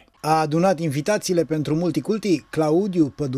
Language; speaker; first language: Romanian; native; Romanian